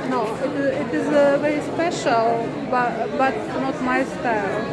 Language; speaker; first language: English; non-native, learner; Russian